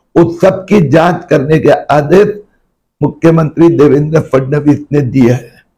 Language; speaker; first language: Hindi; non-native, local second language; Marathi